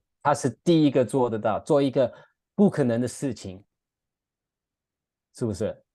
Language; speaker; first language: Chinese; non-native, fluent; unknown